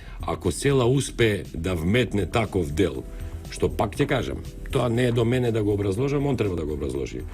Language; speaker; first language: Macedonian; non-native, local second language; Albanian